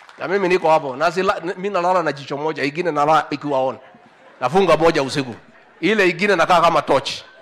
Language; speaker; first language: Swahili; non-native, local second language; Kikuyu